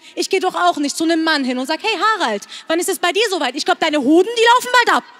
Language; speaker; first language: German; early bilingual, other home language; Persian